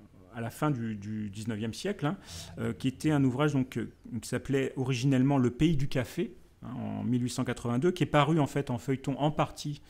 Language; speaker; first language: French; native; French